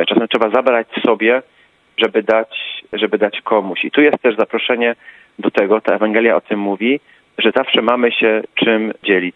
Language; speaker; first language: Polish; native; Polish